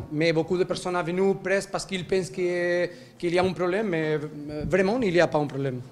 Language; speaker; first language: French; non-native, learner; Spanish